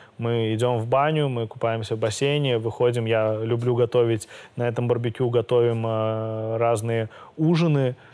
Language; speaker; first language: Russian; native; Russian